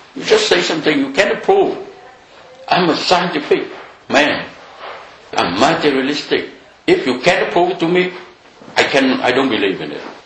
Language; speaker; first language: English; non-native, fluent; Vietnamese